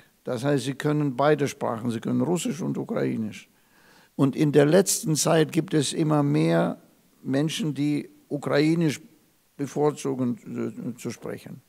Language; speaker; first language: German; non-native, fluent; Russian